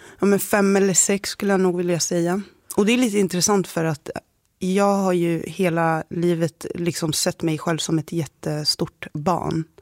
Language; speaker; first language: Swedish; early bilingual, other home language; Somali